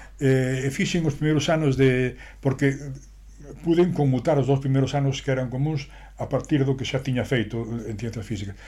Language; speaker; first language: Galician; non-native, local second language; Spanish